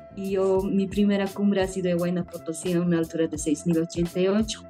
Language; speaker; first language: Spanish; native; Spanish